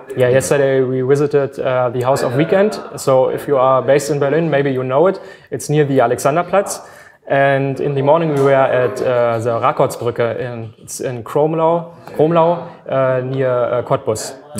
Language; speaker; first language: English; non-native, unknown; German